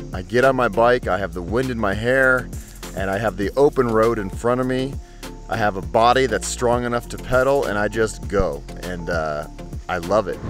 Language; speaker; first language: English; native; English